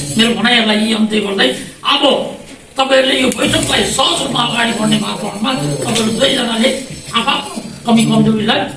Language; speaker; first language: Nepali; native; Nepali